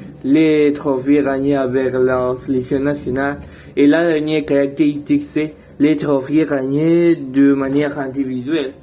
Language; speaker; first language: French; non-native, learner; Spanish